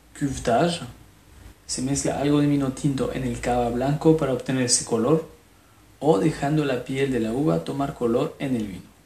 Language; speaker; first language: Spanish; non-native, fluent; French